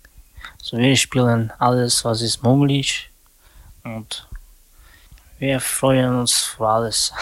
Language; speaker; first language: German; non-native, learner; Romany